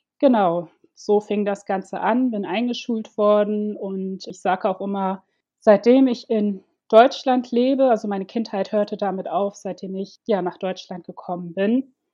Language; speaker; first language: German; early bilingual, other home language; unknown